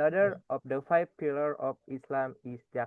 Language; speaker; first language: English; non-native, fluent; Indonesian